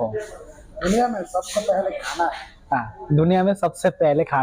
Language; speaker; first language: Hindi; non-native, fluent; Bangla